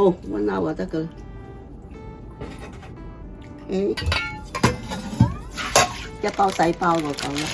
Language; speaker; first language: Cantonese; native; Cantonese